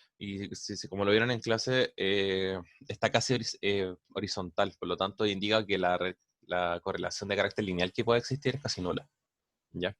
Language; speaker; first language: Spanish; native; Spanish